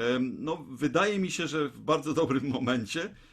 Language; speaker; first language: Polish; native; Polish